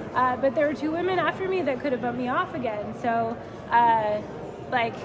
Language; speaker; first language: English; native; English